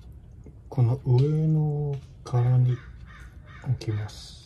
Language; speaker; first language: Japanese; non-native, fluent; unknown